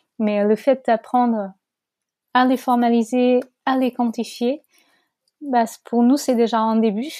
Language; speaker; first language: French; non-native, fluent; Portuguese